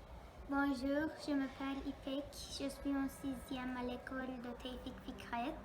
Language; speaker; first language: French; non-native, learner; Turkish